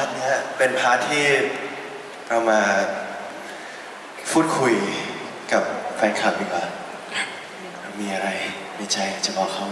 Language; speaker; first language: Thai; native; Thai